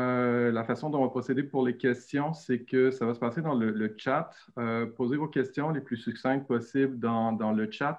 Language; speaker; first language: French; native; French